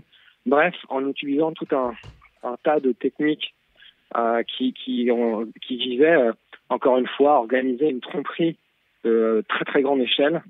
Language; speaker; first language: French; native; French